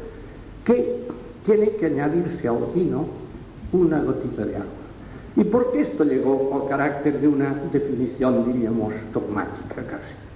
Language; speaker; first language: Spanish; non-native, local second language; Catalan